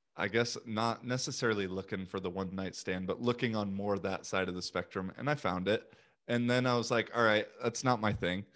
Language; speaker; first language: English; native; English